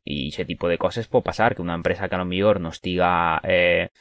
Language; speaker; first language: Spanish; non-native, local second language; Catalan